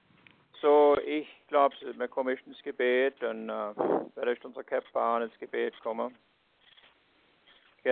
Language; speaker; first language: German; early bilingual, heritage; Pennsylvania German